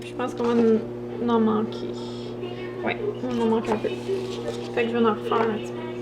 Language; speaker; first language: French; native; French